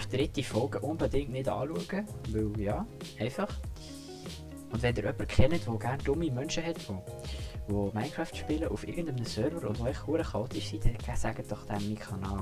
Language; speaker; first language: German; native; German